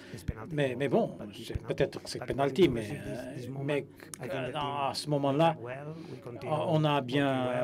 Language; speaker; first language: French; non-native, fluent; Spanish